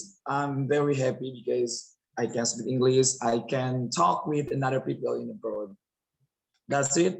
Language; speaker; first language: English; non-native, learner; Indonesian